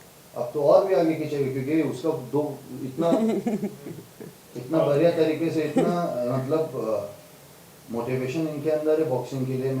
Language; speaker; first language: Hindi; non-native, fluent; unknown